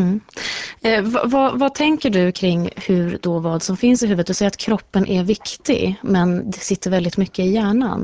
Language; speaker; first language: Swedish; native; Swedish